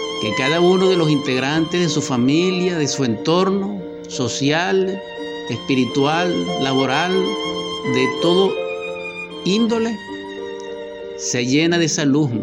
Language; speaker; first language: Spanish; native; Spanish